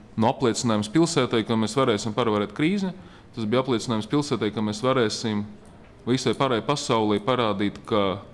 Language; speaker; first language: Latvian; non-native, local second language; Russian